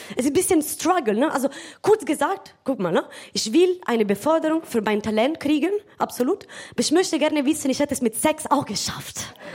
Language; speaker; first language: German; non-native, fluent; Italian